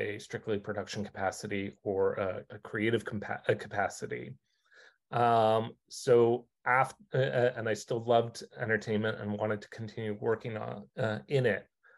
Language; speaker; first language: English; native; English